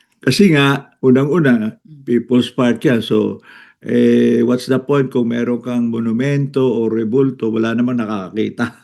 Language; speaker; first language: Filipino; native; Filipino